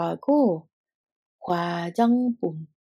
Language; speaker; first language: Korean; non-native, fluent; Indonesian